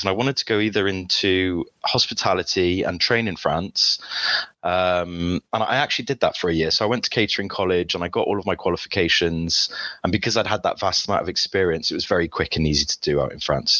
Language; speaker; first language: English; early bilingual, other home language; French